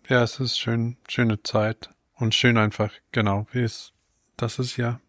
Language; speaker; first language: German; non-native, fluent; English